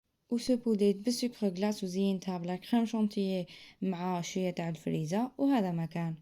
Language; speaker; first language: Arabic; native; Arabic